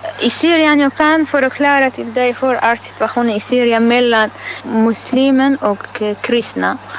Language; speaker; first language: Swedish; non-native, learner; Arabic